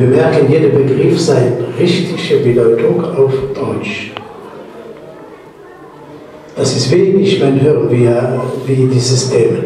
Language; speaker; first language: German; non-native, learner; Arabic